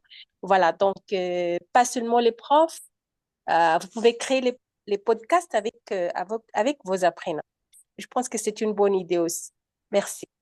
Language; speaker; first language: French; non-native, fluent; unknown